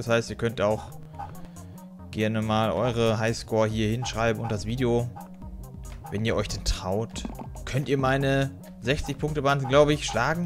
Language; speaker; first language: German; native; German